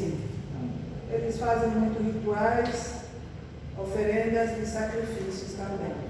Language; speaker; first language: Portuguese; non-native, learner; Spanish